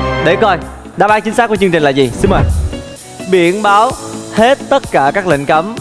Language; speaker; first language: Vietnamese; native; Vietnamese